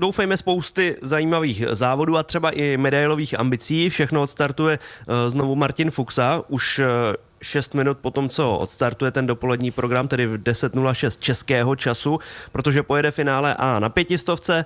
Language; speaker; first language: Czech; native; Czech